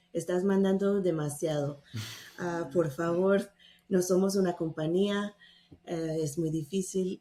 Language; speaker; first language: Spanish; non-native, fluent; English